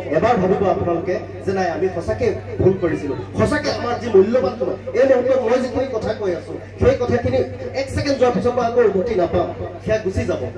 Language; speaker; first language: Assamese; non-native, local second language; Sylheti